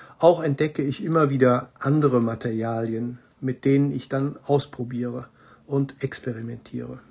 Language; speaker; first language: German; native; German